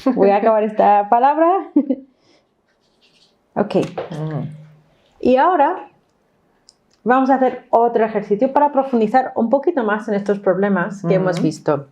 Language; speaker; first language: Spanish; non-native, fluent; English